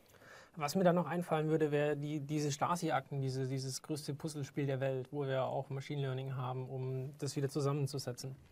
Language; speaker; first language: German; native; German